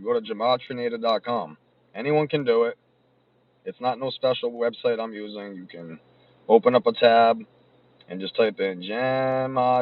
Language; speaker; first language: English; native; English